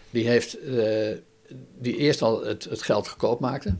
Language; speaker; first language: Dutch; native; Dutch